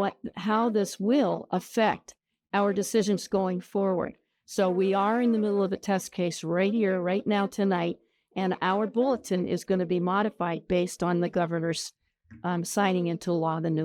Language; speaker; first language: English; native; English